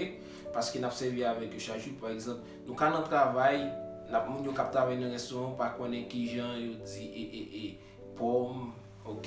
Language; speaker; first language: French; non-native, learner; Haitian Creole